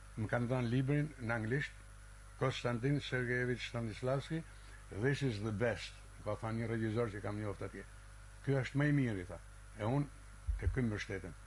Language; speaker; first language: Albanian; native; Albanian